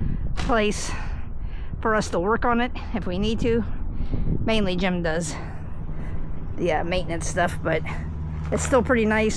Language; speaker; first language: English; native; English